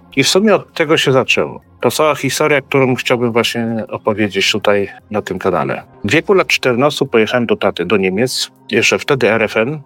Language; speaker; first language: Polish; early bilingual, heritage; Polish